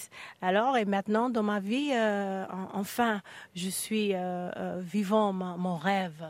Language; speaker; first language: French; non-native, learner; English